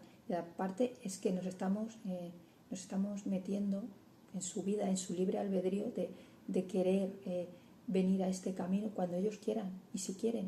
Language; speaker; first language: Spanish; native; Spanish